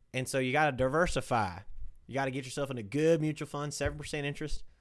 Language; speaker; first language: English; native; English